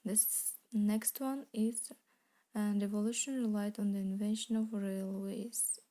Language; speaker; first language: English; non-native, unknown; Kazakh